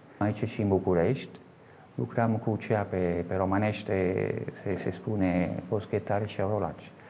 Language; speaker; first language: Romanian; non-native, fluent; Italian